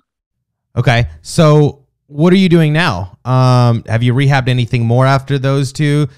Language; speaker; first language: English; native; English